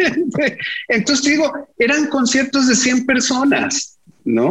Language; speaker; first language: Spanish; native; Spanish